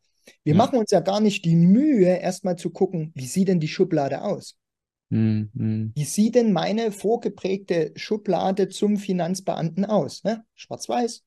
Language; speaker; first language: German; native; German